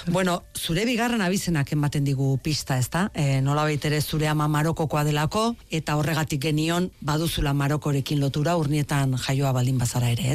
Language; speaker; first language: Basque; native; Basque